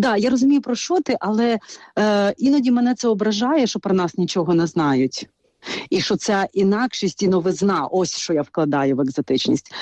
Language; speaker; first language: Ukrainian; non-native, local second language; Bulgarian